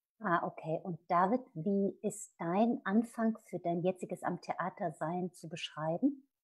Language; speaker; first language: German; native; German